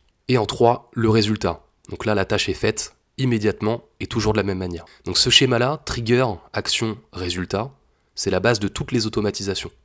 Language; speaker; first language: French; native; French